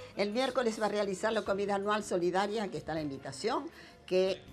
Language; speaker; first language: Spanish; native; Spanish